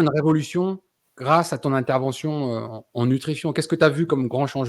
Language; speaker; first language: French; native; French